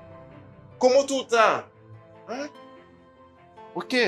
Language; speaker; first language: Spanish; non-native, fluent; Haitian Creole